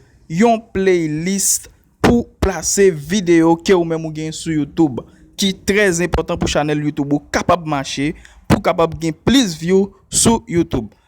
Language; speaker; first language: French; non-native, learner; Haitian Creole